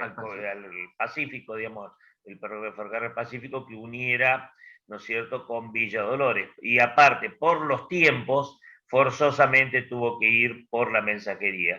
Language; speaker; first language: Spanish; native; Spanish